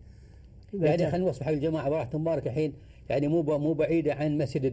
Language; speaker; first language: Arabic; native; Arabic